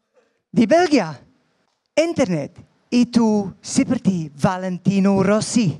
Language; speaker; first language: Indonesian; non-native, learner; Dutch